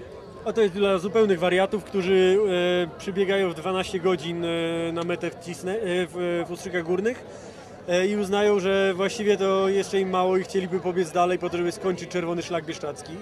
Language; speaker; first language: Polish; native; Polish